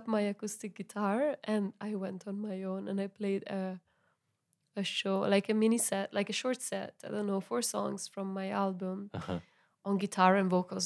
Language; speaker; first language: English; non-native, fluent; Italian